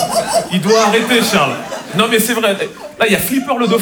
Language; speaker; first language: French; native; French